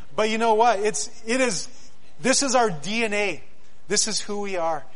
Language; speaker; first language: English; native; English